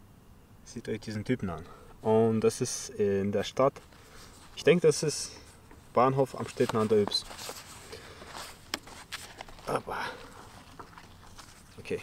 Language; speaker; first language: German; early bilingual, other home language; Chechen